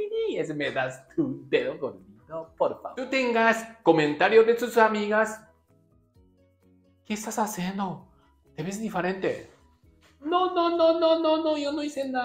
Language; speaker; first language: Spanish; non-native, learner; Japanese